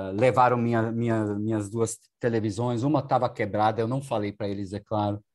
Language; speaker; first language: Portuguese; non-native, fluent; German